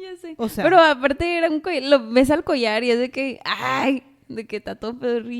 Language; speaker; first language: Spanish; native; Spanish